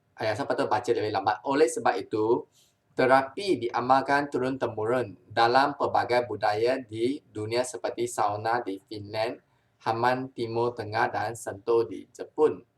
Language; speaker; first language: Malay; non-native, local second language; Chinese